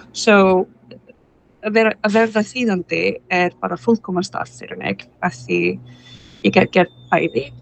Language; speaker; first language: Icelandic; non-native, fluent; English